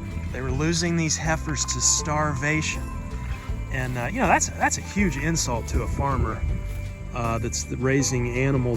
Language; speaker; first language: English; native; English